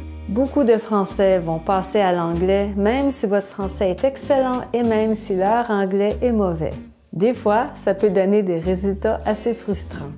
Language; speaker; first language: French; native; French